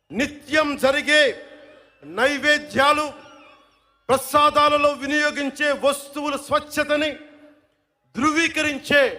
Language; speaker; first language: Telugu; native; Telugu